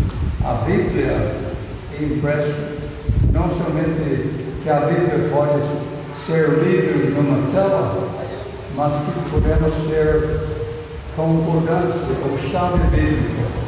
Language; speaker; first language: Portuguese; non-native, fluent; English